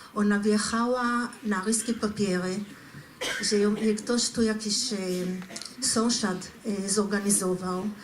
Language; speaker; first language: Polish; non-native, fluent; Hebrew